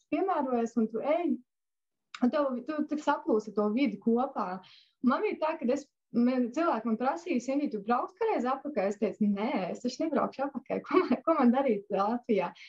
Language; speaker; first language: Latvian; native; Latvian